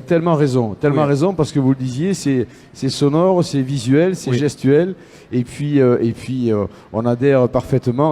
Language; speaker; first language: French; native; French